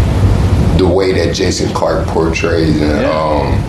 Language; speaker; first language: English; native; English